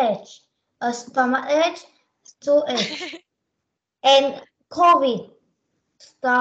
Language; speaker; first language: English; non-native, learner; Vietnamese